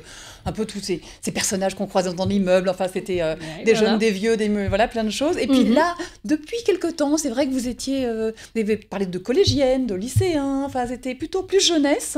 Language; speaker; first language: French; native; French